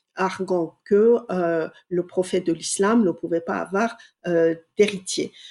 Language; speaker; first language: French; non-native, fluent; Persian